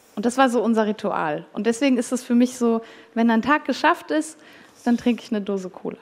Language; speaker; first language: German; native; German